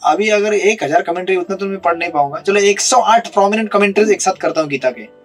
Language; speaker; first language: Hindi; non-native, local second language; Marathi